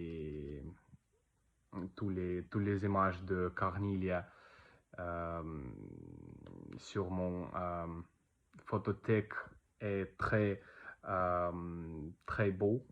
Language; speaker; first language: French; non-native, learner; Russian